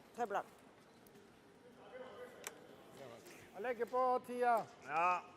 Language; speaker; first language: Swedish; native; Swedish